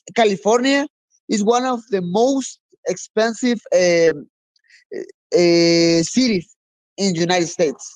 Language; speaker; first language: English; non-native, learner; Spanish